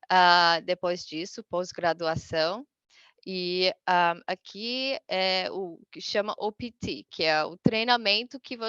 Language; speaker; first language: Portuguese; non-native, fluent; English